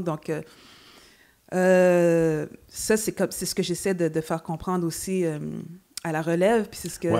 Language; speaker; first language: French; native; French